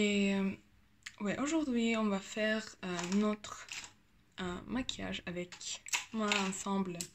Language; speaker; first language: French; non-native, learner; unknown